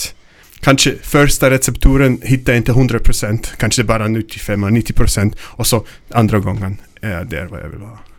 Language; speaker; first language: Swedish; non-native, learner; German